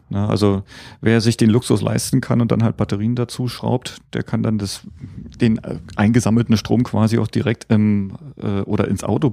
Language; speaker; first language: German; native; German